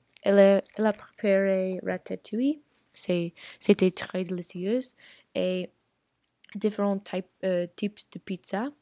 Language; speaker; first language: French; non-native, learner; English